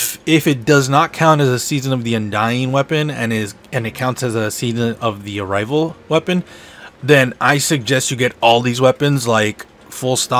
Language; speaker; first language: English; native; English